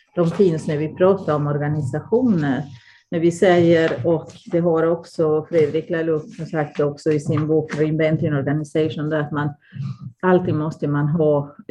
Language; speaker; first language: Swedish; non-native, fluent; Spanish